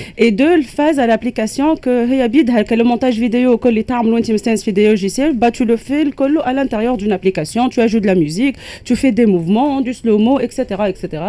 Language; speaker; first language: French; non-native, local second language; Arabic